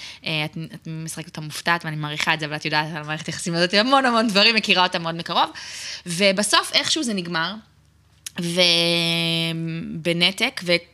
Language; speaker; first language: Hebrew; native; Hebrew